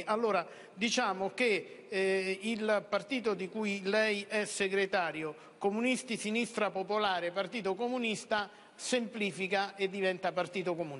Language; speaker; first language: Italian; native; Italian